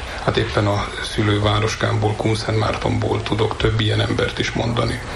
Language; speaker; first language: Hungarian; native; Hungarian